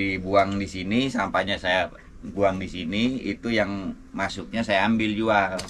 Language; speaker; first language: Indonesian; native; Indonesian